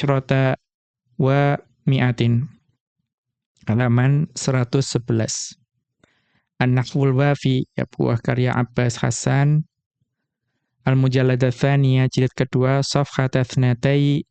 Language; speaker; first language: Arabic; non-native, fluent; Indonesian